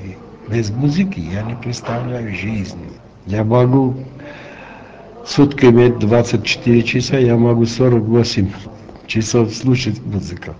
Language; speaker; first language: Russian; non-native, local second language; Armenian